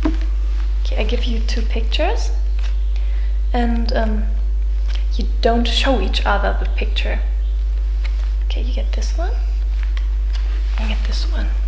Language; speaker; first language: English; non-native, fluent; German